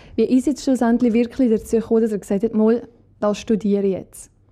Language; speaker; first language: German; native; German